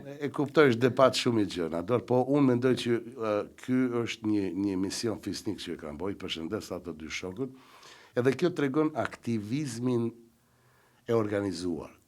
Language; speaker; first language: Albanian; native; Albanian